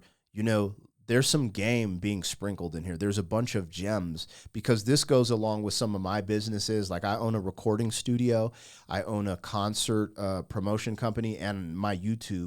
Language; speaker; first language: English; native; English